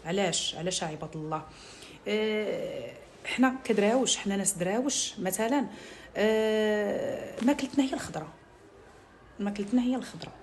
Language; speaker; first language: Arabic; native; Arabic